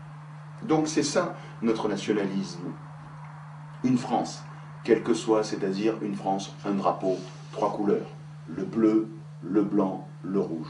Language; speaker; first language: French; native; French